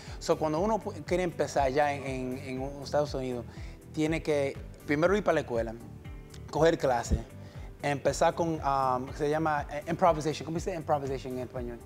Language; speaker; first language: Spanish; early bilingual, heritage; Spanish